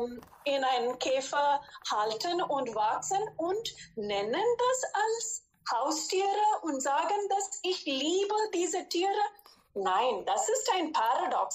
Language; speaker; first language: German; non-native, fluent; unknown